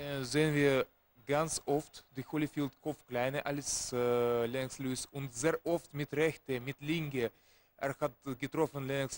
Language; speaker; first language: German; non-native, learner; Russian